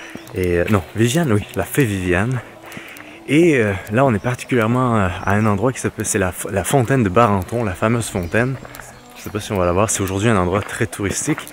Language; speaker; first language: French; native; French